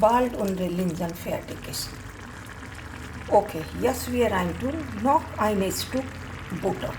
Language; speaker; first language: German; non-native, learner; Hindi